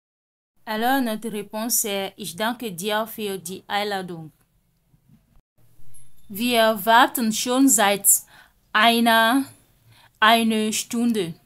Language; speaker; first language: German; non-native, fluent; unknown